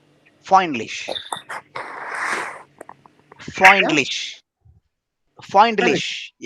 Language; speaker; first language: German; non-native, learner; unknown